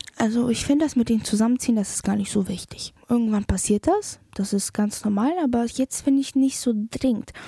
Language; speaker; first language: German; early bilingual, other home language; Polish